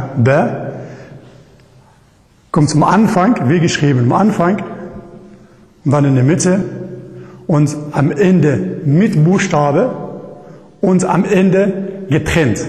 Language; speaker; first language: German; non-native, learner; Arabic